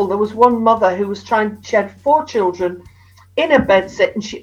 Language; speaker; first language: English; native; English